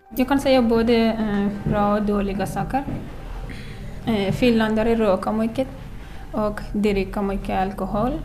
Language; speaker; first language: Swedish; non-native, learner; Persian